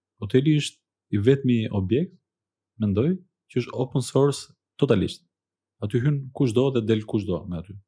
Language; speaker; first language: Albanian; early bilingual, heritage; Albanian